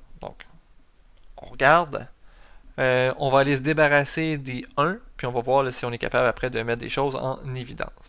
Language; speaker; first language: French; native; French